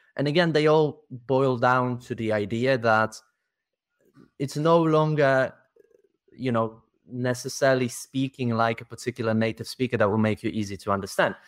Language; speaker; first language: English; non-native, fluent; Polish